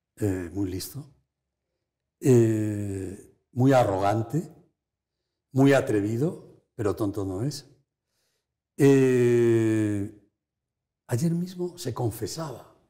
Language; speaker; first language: Spanish; native; Spanish